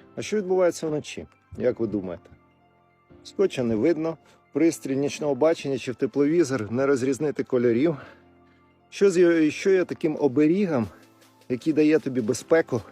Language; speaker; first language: Ukrainian; non-native, local second language; Russian